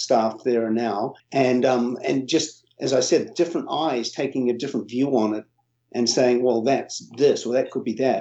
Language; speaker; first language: English; native; English